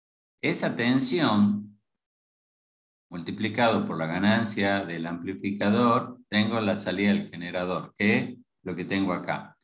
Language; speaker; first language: Spanish; native; Spanish